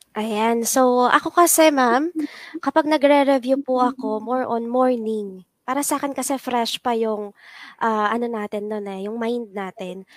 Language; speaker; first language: Filipino; non-native, local second language; Pampanga